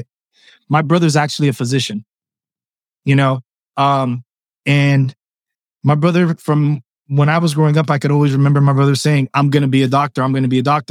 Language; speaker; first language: English; early bilingual, other home language; Spanish